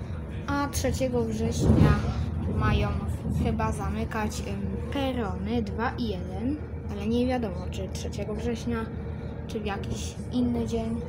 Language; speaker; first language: Polish; native; Polish